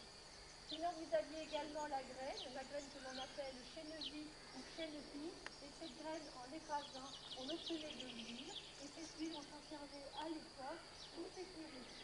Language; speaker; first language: French; native; French